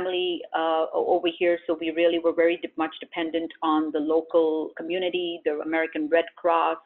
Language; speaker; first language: English; non-native, local second language; Gujarati